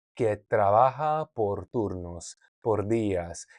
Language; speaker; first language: Spanish; non-native, learner; English